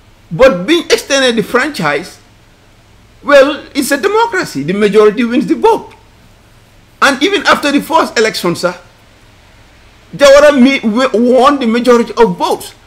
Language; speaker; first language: English; non-native, local second language; Wolof